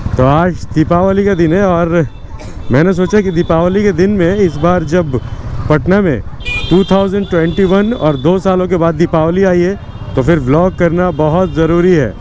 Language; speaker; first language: Hindi; native; Hindi